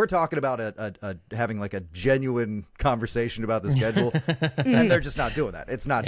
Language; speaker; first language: English; native; English